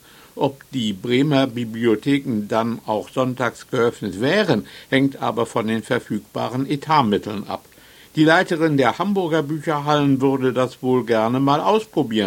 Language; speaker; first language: German; native; German